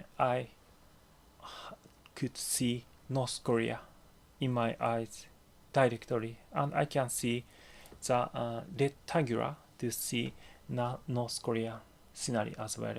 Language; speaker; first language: English; non-native, learner; Japanese